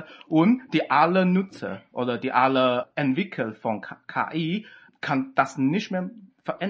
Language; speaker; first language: German; non-native, fluent; Chinese